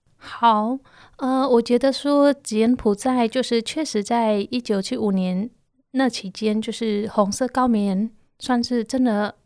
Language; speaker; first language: Chinese; non-native, fluent; Khmer